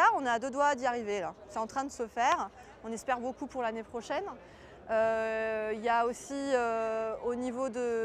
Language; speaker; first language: French; native; French